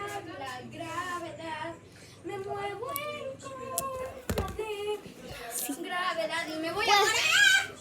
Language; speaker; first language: Spanish; native; Spanish